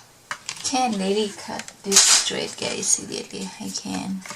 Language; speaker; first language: English; non-native, learner; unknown